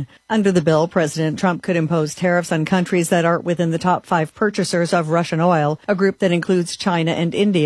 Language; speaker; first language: English; native; English